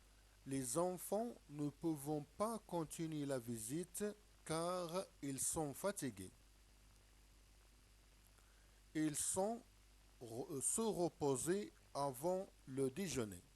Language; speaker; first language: French; non-native, local second language; Arabic